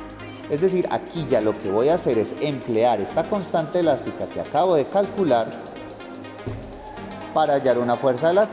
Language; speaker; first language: Spanish; native; Spanish